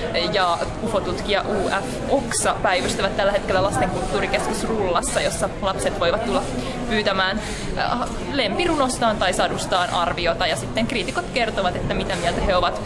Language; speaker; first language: Finnish; native; Finnish